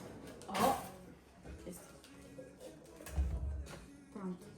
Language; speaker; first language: Spanish; early bilingual, other home language; Portuguese